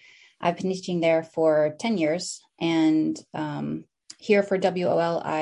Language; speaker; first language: English; early bilingual, other home language; Filipino